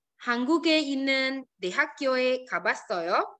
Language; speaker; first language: Korean; non-native, fluent; Indonesian